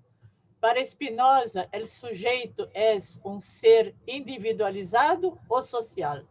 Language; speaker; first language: Spanish; non-native, learner; Portuguese